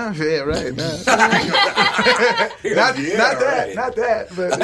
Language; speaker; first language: English; native; English